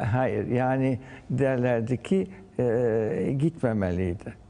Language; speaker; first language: Turkish; early bilingual, heritage; Turkish